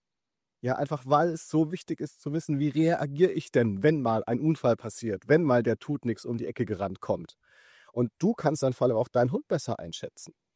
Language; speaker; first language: German; native; German